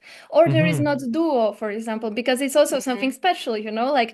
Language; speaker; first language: English; non-native, learner; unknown